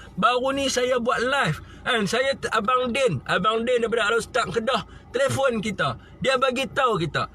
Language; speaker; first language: Malay; native; Malay